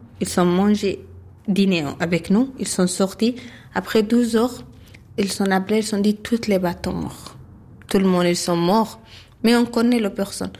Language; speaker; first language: French; non-native, learner; Arabic